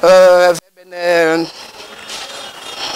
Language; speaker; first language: Dutch; non-native, learner; Lingala